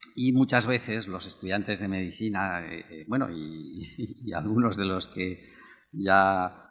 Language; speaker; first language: Spanish; native; Spanish